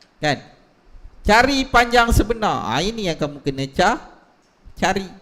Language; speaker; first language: Malay; native; Malay